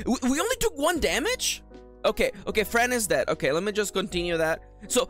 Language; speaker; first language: English; native; English